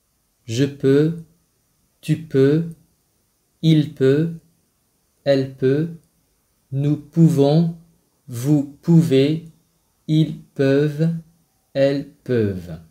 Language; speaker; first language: French; non-native, fluent; Vietnamese